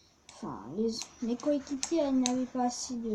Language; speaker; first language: French; native; French